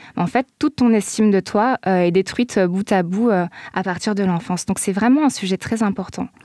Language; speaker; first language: French; native; French